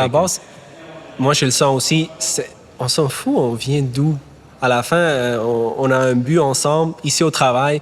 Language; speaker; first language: French; non-native, fluent; German